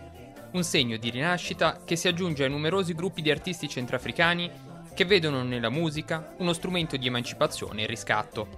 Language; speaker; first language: Italian; native; Italian